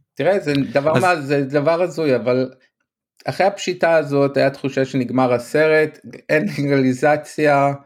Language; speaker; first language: Hebrew; native; Hebrew